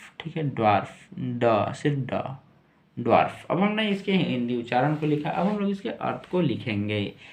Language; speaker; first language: Hindi; native; Hindi